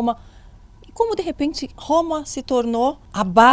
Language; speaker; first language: Portuguese; native; Portuguese